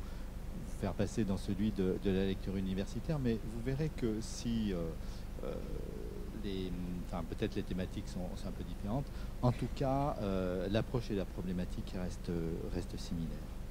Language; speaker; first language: French; native; French